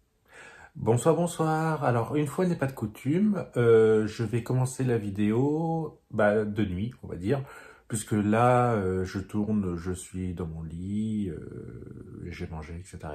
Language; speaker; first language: French; native; French